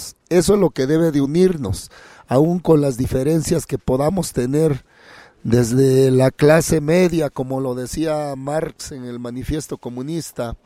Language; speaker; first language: Spanish; native; Spanish